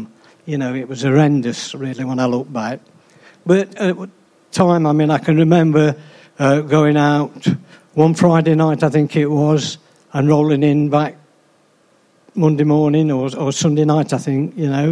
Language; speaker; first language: English; native; English